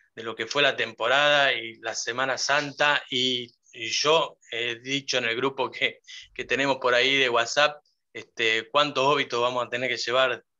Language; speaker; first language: Spanish; native; Spanish